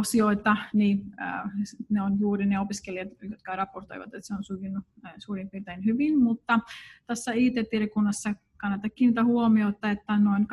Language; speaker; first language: Finnish; non-native, fluent; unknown